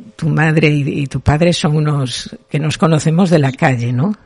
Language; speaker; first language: Spanish; non-native, local second language; Galician